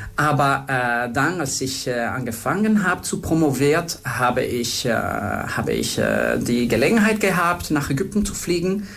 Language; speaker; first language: German; non-native, fluent; Spanish